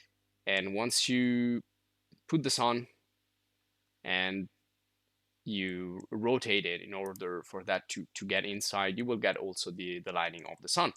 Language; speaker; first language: English; non-native, fluent; Italian